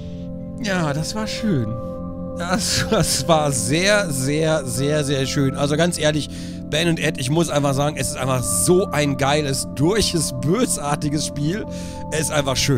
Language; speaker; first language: German; native; German